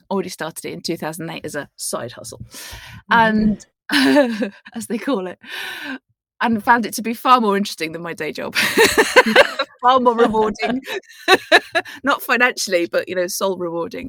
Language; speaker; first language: English; native; English